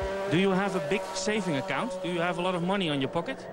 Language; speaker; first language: English; non-native, fluent; Dutch